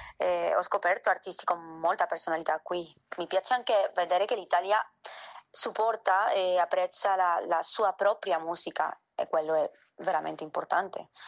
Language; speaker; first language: Italian; non-native, fluent; Spanish